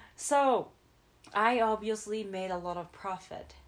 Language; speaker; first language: English; non-native, fluent; Japanese